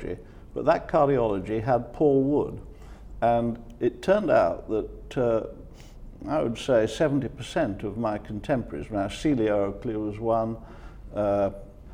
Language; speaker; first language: English; native; English